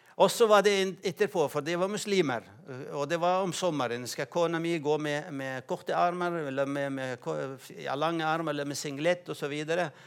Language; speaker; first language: Norwegian; non-native, fluent; Arabic